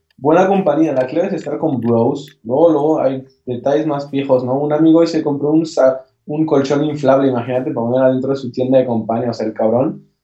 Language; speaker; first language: Spanish; non-native, fluent; French